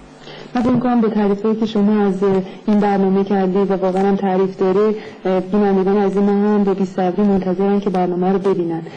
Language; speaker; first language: Persian; native; Persian